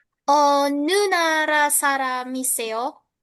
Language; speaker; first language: Korean; non-native, learner; Indonesian